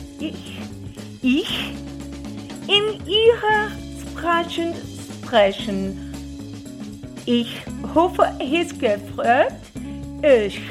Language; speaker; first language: German; non-native, learner; Portuguese